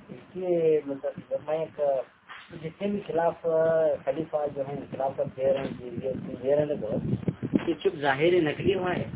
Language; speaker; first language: Urdu; native; Urdu